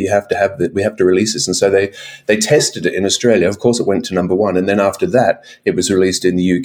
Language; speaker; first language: English; native; English